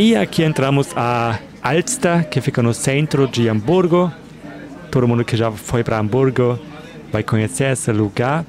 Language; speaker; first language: Portuguese; non-native, fluent; German